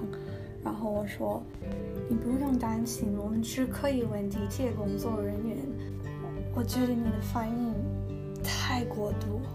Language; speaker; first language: Chinese; non-native, learner; English